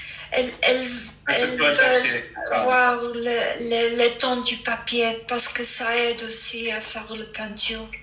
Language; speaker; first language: French; non-native, fluent; English